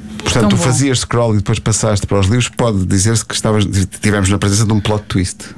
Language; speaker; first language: Portuguese; native; Portuguese